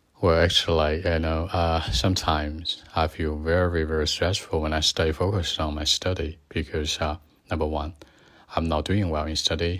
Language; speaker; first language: English; non-native, learner; Chinese